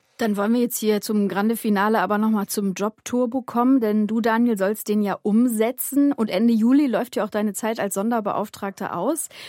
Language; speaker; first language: German; native; German